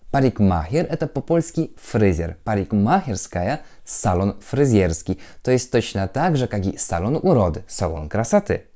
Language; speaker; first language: Russian; non-native, fluent; Polish